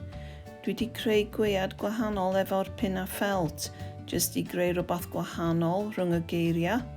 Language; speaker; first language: Welsh; non-native, learner; English